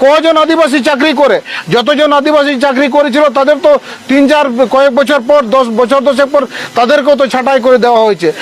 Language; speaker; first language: Bangla; non-native, local second language; Santali